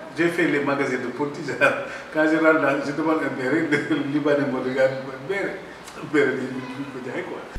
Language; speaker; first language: French; non-native, local second language; Wolof